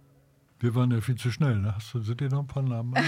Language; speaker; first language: German; native; German